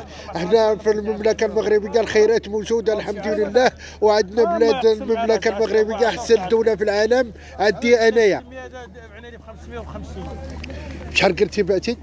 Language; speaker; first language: Arabic; native; Arabic